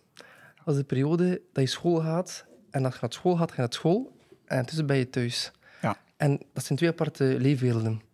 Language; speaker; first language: Dutch; native; Dutch